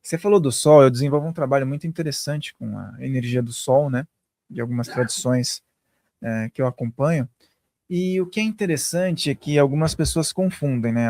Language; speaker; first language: Portuguese; native; Portuguese